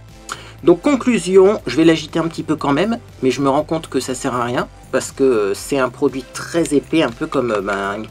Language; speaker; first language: French; native; French